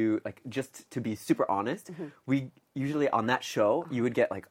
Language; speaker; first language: English; native; English